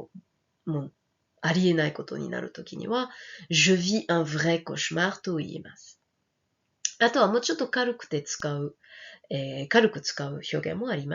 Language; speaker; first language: Japanese; non-native, fluent; French